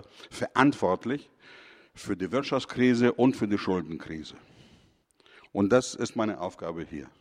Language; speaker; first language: German; non-native, fluent; Greek